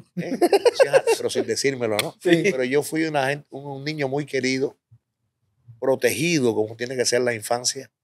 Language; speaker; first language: Spanish; native; Spanish